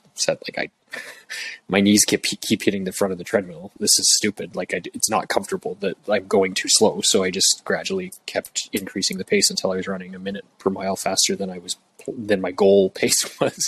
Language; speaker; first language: English; native; English